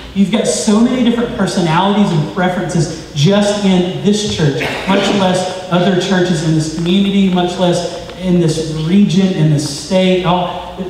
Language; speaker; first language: English; native; English